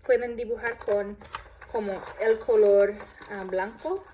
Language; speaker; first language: Spanish; non-native, learner; English